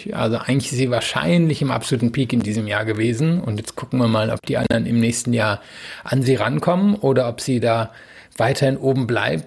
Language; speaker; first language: German; native; German